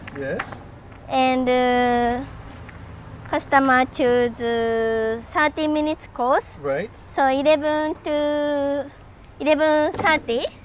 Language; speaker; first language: English; non-native, learner; Japanese